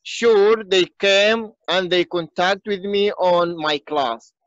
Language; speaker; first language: English; non-native, learner; Arabic